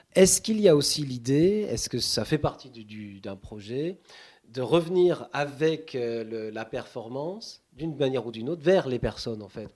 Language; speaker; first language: French; native; French